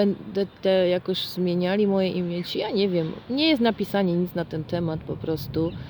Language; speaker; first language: Polish; non-native, fluent; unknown